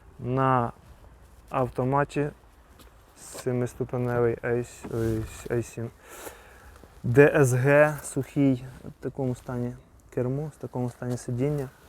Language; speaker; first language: Ukrainian; native; Ukrainian